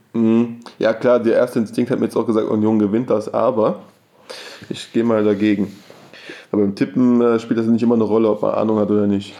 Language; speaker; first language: German; native; German